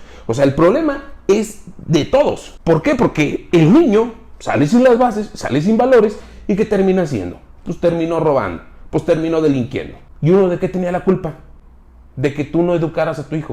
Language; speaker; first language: Spanish; native; Spanish